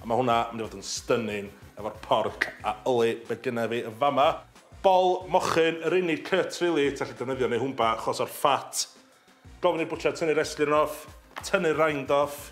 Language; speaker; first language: Welsh; native; Welsh